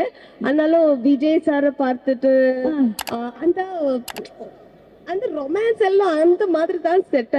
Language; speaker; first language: Tamil; non-native, learner; Malayalam